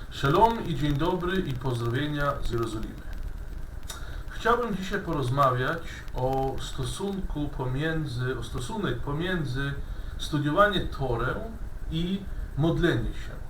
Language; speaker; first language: Polish; non-native, fluent; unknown